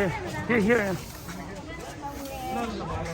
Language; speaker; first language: English; non-native, learner; Tibetan